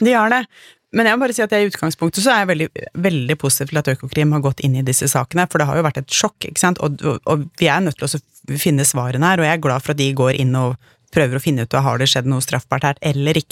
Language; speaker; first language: Norwegian; native; Norwegian